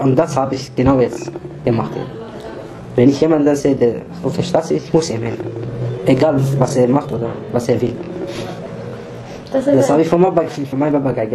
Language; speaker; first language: German; non-native, learner; Arabic